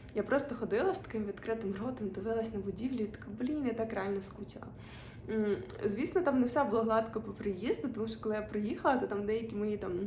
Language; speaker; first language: Ukrainian; non-native, local second language; Russian